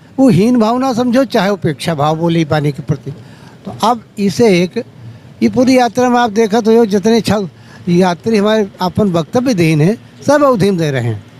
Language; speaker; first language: Hindi; native; Hindi